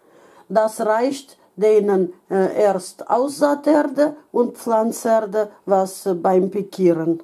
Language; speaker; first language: German; non-native, fluent; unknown